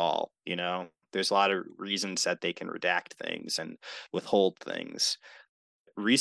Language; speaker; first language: English; native; English